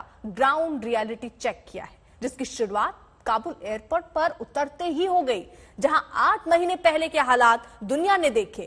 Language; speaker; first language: Hindi; native; Hindi